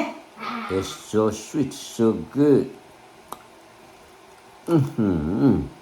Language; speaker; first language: English; non-native, learner; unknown